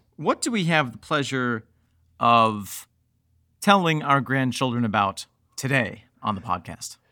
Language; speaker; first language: English; native; English